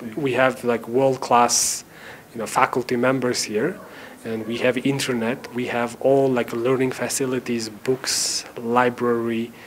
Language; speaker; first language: English; non-native, fluent; Tajik